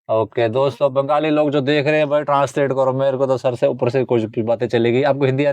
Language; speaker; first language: Hindi; native; Hindi